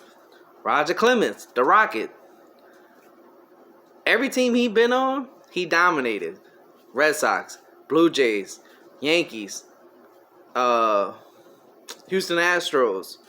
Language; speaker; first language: English; native; English